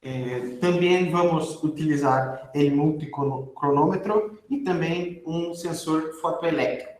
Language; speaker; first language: Spanish; non-native, fluent; Portuguese